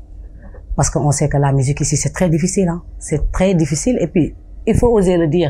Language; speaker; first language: French; non-native, local second language; Wolof